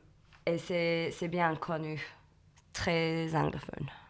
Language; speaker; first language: French; non-native, learner; English